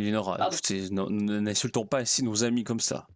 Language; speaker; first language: French; native; French